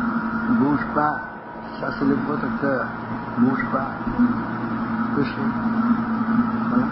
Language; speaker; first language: French; non-native, learner; Vietnamese